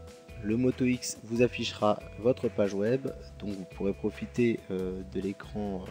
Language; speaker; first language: French; native; French